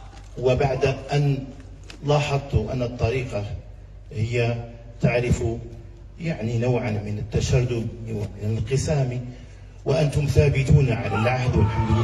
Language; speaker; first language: Arabic; native; Arabic